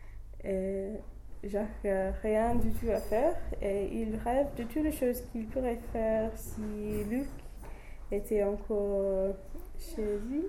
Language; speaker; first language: French; non-native, learner; English